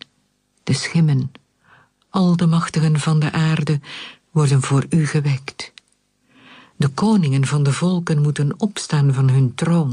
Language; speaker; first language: Dutch; native; Dutch